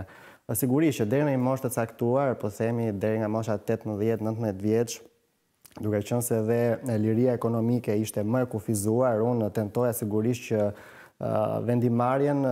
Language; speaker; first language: Albanian; native; Albanian